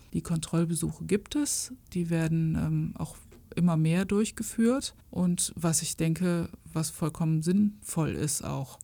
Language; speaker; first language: German; native; German